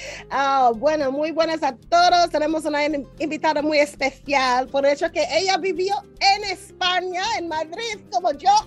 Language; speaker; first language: Spanish; non-native, learner; English